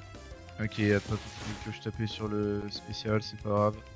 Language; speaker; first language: French; native; French